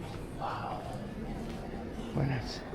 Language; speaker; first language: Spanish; non-native, learner; English